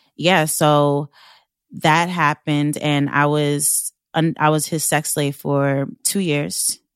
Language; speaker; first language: English; native; English